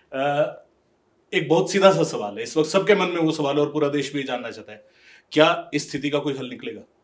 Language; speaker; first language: Hindi; non-native, local second language; Punjabi